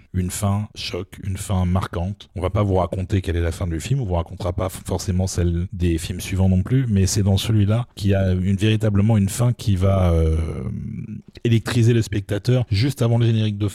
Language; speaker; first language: French; native; French